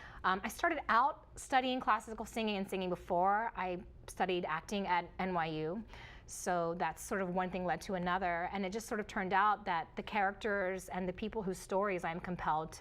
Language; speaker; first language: English; early bilingual, other home language; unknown